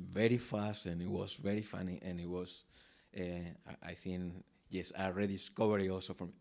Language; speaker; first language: English; non-native, fluent; Spanish